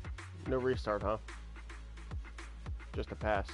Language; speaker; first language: English; native; English